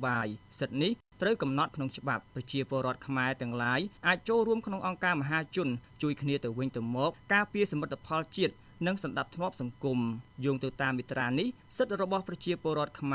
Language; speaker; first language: Khmer; native; Khmer